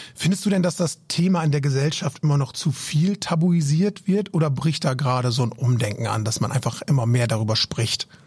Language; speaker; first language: German; native; German